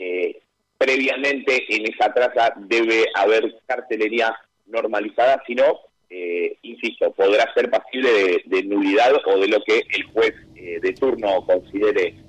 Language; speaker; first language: Spanish; native; Spanish